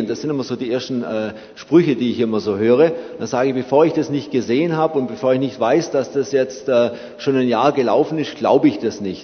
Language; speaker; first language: German; native; German